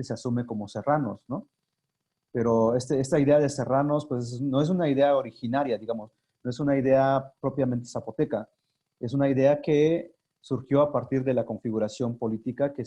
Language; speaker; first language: Spanish; non-native, local second language; Zapotec